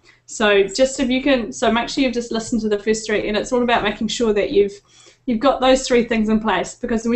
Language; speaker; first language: English; native; English